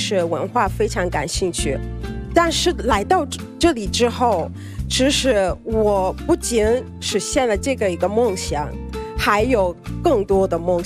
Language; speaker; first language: Chinese; non-native, fluent; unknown